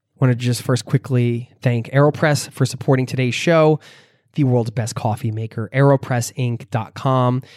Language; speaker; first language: English; native; English